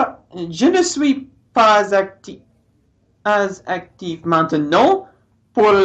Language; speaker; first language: French; non-native, learner; English